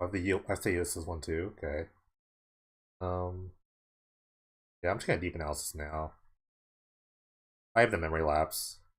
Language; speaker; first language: English; native; English